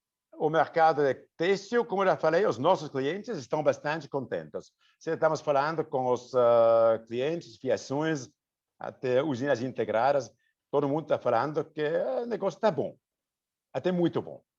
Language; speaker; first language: Portuguese; non-native, fluent; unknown